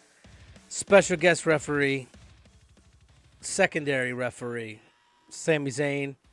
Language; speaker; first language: English; native; English